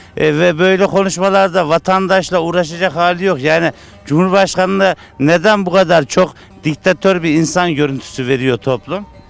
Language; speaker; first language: Turkish; native; Turkish